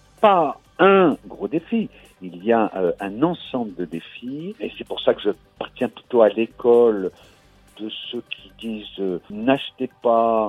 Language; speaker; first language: French; native; French